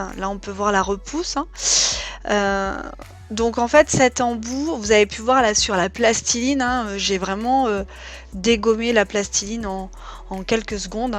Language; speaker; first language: French; native; French